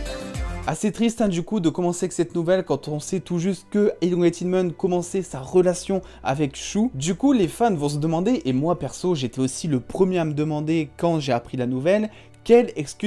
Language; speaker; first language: French; native; French